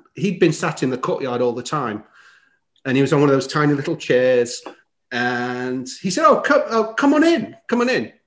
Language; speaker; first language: English; native; English